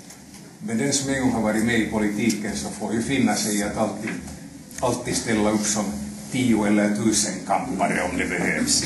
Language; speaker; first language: Swedish; native; Swedish